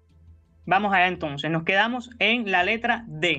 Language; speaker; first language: Spanish; native; Spanish